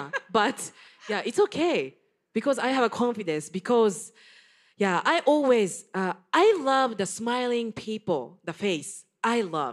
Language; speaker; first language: English; non-native, learner; Japanese